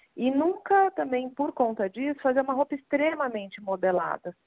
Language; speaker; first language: Portuguese; native; Portuguese